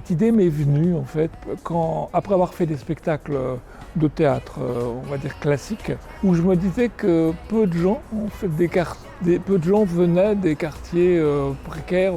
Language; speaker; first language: French; native; French